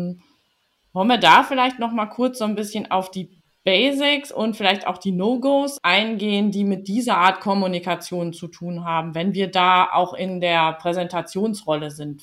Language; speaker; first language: German; native; German